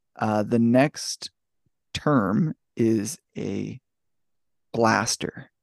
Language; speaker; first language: English; native; English